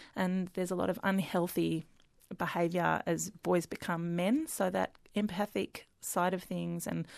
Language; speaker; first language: English; native; English